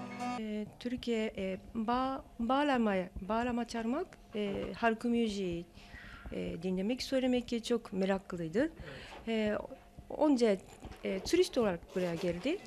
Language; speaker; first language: Turkish; non-native, learner; Japanese